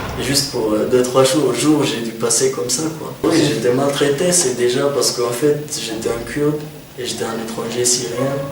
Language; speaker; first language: French; non-native, fluent; Kurdish